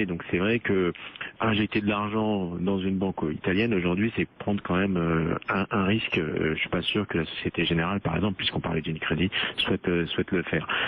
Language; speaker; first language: French; native; French